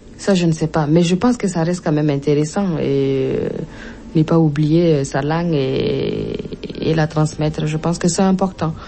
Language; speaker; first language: French; non-native, local second language; Mossi